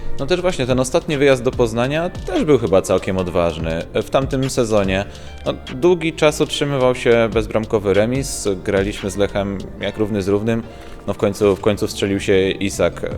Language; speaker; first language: Polish; native; Polish